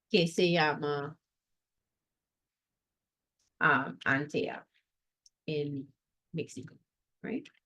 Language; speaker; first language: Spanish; non-native, fluent; English